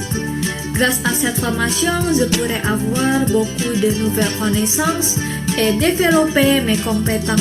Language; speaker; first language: French; non-native, fluent; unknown